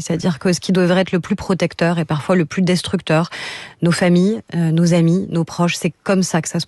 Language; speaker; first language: French; native; French